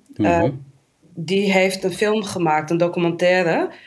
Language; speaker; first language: Dutch; native; Dutch